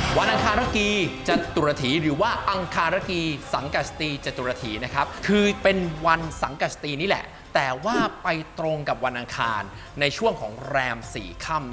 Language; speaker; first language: Thai; native; Thai